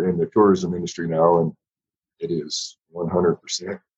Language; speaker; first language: English; native; English